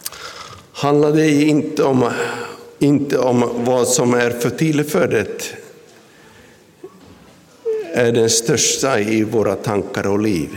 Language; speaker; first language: Swedish; non-native, local second language; Finnish